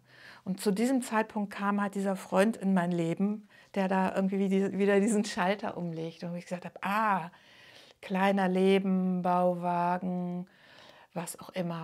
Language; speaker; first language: German; native; German